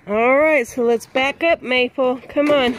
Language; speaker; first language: English; native; English